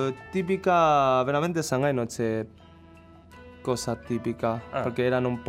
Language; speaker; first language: Italian; non-native, learner; Chinese